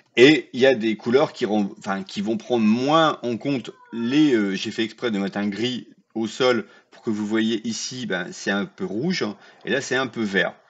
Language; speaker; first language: French; native; French